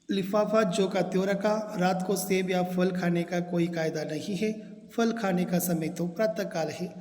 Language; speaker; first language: Hindi; non-native, local second language; Kannada